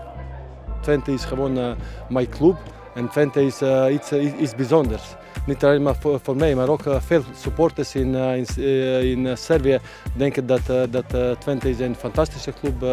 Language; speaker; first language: Dutch; non-native, fluent; Serbian